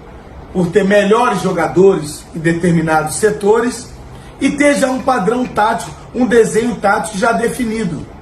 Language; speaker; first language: Portuguese; native; Portuguese